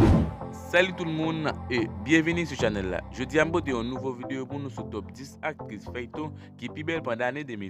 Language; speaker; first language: French; non-native, local second language; Haitian Creole